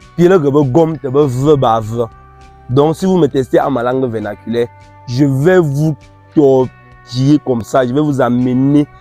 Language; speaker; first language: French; non-native, local second language; Ghomala